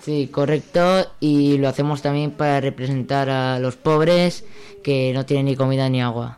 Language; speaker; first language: Spanish; early bilingual, other home language; Arabic